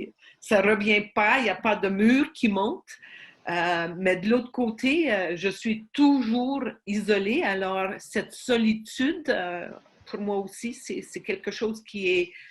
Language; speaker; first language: French; non-native, fluent; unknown